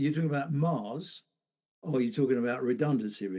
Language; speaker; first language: English; native; English